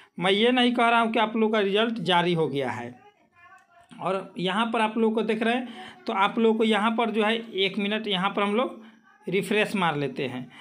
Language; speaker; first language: Hindi; native; Hindi